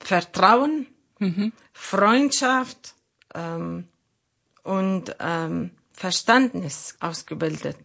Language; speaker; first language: German; non-native, learner; Arabic